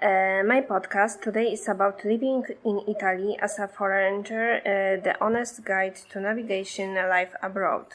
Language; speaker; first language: English; non-native, fluent; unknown